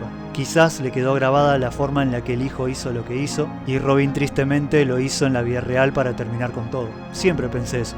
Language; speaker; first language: Spanish; native; Spanish